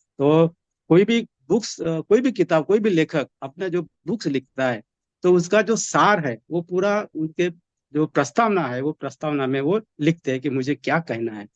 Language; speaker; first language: Hindi; non-native, local second language; Marathi